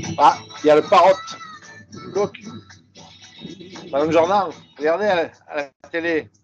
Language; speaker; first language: French; native; French